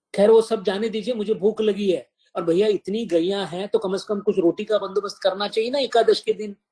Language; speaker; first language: Hindi; non-native, local second language; Marathi